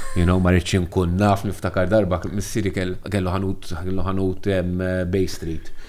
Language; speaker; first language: Maltese; non-native, local second language; English